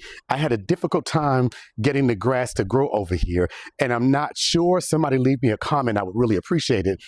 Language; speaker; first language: English; native; English